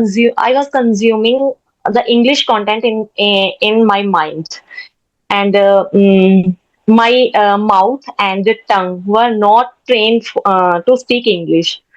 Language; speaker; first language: English; non-native, learner; Hindi